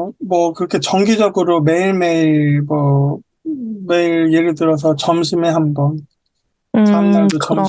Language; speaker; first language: Korean; native; Korean